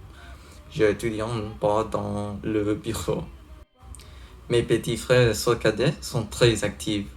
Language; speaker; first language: French; non-native, learner; English